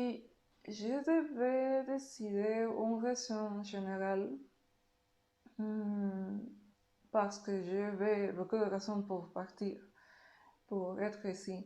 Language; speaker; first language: French; non-native, learner; Spanish